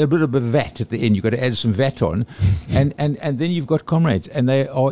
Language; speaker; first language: English; native; English